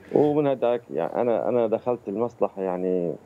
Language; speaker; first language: Arabic; native; Arabic